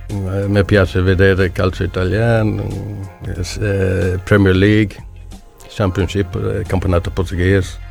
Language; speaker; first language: Italian; non-native, learner; Swedish